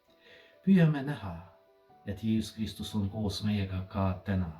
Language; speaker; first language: Estonian; non-native, fluent; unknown